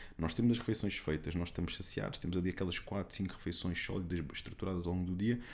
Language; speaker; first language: Portuguese; native; Portuguese